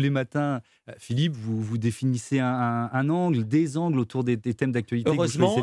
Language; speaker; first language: French; native; French